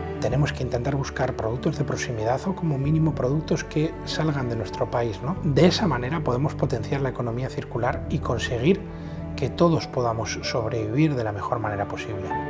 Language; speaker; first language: Spanish; native; Spanish